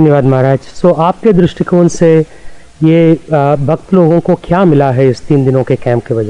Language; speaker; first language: Hindi; native; Hindi